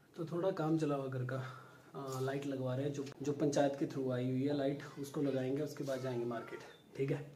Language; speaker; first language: Hindi; native; Hindi